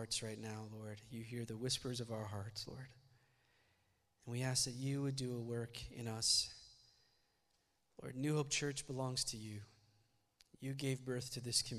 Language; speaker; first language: English; native; English